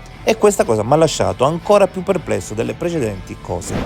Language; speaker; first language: Italian; native; Italian